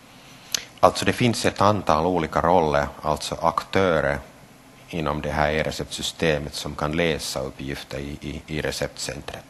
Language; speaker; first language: Swedish; non-native, local second language; Finnish